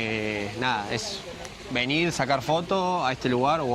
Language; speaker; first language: Spanish; native; Spanish